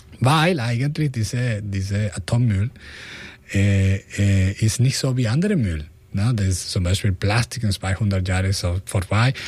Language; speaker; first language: German; non-native, fluent; Spanish